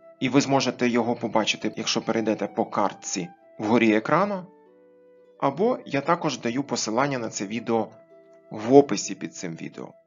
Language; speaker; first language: Ukrainian; native; Ukrainian